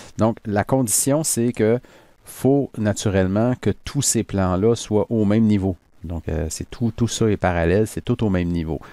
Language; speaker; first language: French; native; French